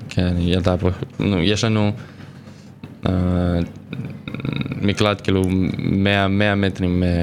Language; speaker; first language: Hebrew; non-native, fluent; Ukrainian